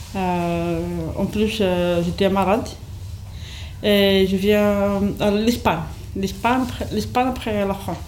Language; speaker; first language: French; non-native, local second language; Kabyle